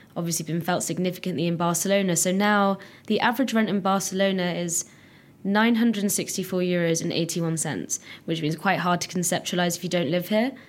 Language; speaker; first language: English; native; English